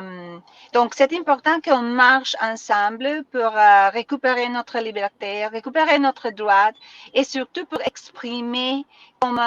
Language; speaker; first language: French; non-native, learner; Spanish